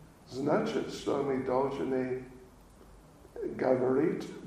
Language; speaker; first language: Russian; non-native, learner; English